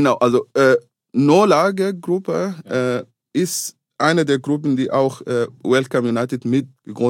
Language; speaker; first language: German; non-native, fluent; Arabic